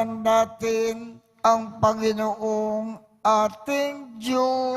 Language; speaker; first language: Filipino; native; Filipino